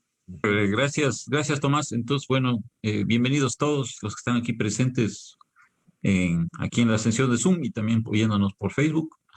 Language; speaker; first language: Spanish; native; Spanish